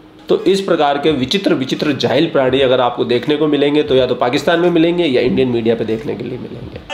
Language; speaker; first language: Hindi; native; Hindi